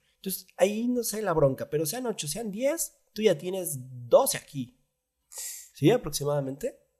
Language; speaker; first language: Spanish; native; Spanish